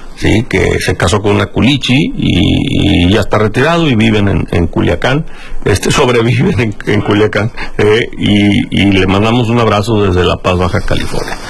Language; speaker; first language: Spanish; native; Spanish